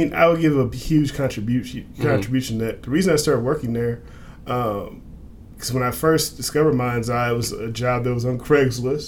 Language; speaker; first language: English; native; English